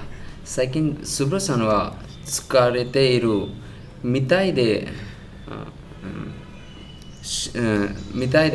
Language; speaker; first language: Japanese; non-native, learner; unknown